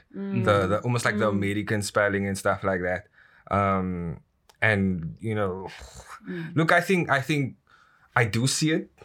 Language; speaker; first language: English; native; English